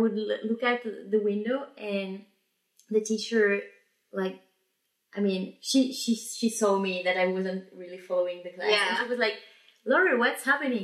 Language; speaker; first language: English; non-native, fluent; French